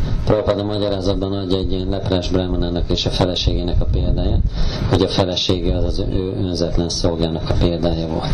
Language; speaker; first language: Hungarian; native; Hungarian